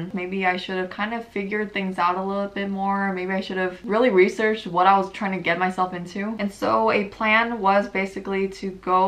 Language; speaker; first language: English; native; English